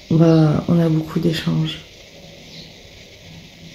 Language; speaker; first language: French; native; French